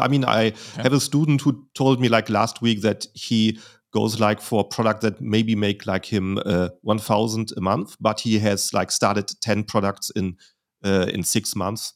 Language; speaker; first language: English; non-native, fluent; German